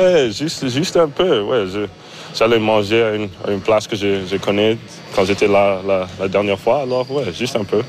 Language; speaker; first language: French; non-native, learner; English